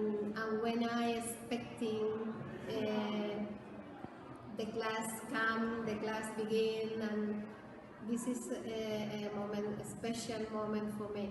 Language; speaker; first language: English; non-native, learner; Spanish